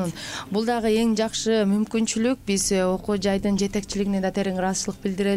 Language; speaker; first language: Kyrgyz; native; Kyrgyz